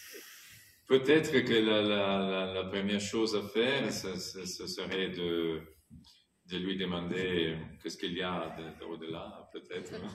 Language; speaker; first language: French; non-native, fluent; Italian